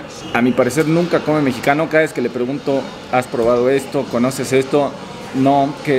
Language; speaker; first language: Spanish; native; Spanish